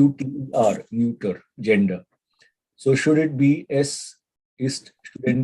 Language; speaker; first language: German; non-native, fluent; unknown